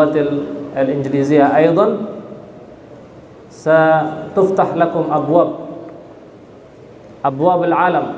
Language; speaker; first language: Arabic; non-native, fluent; Indonesian